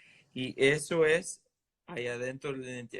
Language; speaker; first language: Spanish; non-native, fluent; English